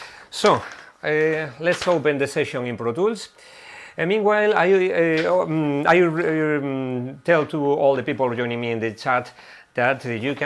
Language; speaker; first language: English; non-native, fluent; Spanish